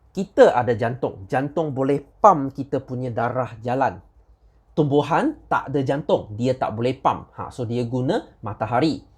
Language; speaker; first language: Malay; non-native, local second language; Chinese